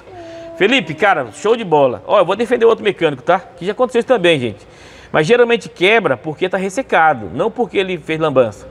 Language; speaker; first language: Portuguese; native; Portuguese